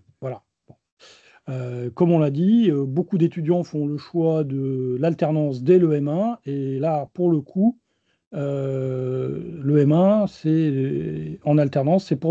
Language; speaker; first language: French; native; French